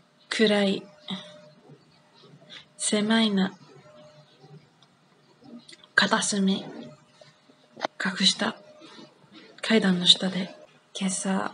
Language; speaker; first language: Japanese; non-native, learner; English